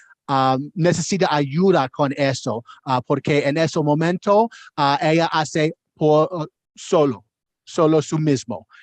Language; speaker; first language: Spanish; non-native, learner; English